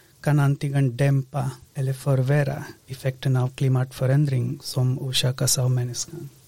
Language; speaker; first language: Swedish; non-native, fluent; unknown